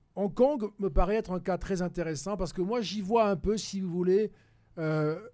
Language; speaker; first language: French; native; French